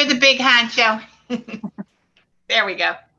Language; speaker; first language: English; native; English